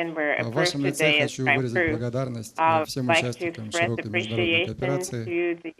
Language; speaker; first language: Russian; native; Russian